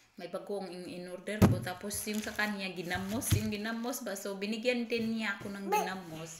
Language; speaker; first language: Filipino; non-native, local second language; Cebuano